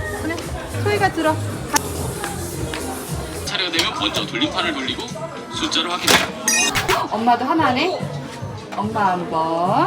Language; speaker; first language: Korean; native; Korean